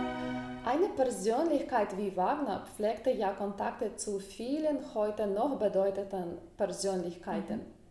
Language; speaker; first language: German; non-native, fluent; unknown